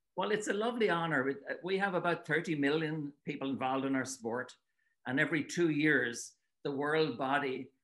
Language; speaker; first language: English; native; English